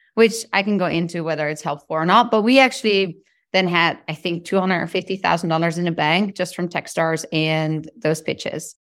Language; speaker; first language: English; non-native, fluent; Dutch